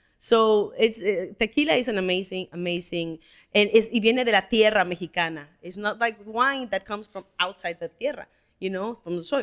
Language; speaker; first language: English; non-native, fluent; Spanish